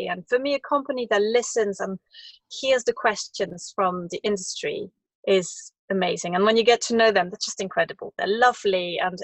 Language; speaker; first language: English; non-native, fluent; French